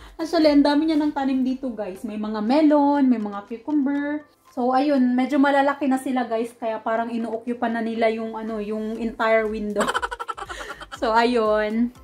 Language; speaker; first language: Filipino; non-native, local second language; Cebuano